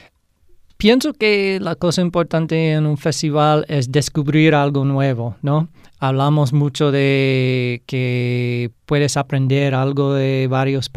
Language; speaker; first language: Spanish; non-native, fluent; English